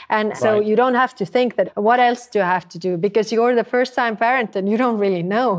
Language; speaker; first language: English; non-native, fluent; Estonian